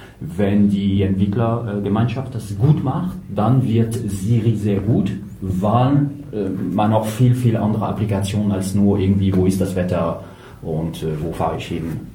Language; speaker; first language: German; non-native, fluent; French